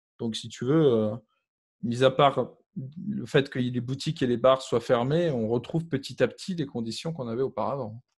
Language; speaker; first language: French; native; French